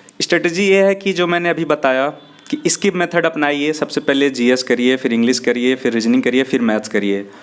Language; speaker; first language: Hindi; native; Hindi